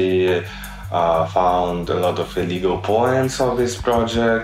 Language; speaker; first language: English; non-native, learner; Russian